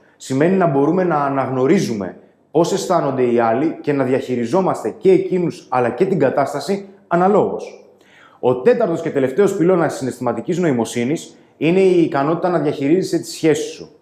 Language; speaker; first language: Greek; native; Greek